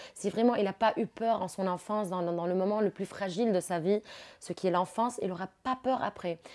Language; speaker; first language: French; non-native, local second language; Arabic